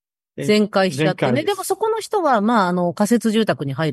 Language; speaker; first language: Japanese; native; Japanese